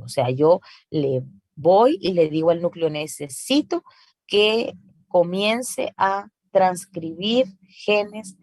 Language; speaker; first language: Spanish; native; Spanish